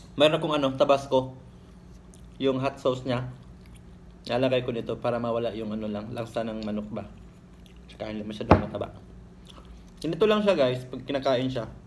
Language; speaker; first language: Filipino; non-native, local second language; Cebuano